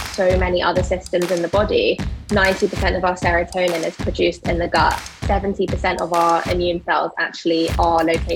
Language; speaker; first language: English; native; English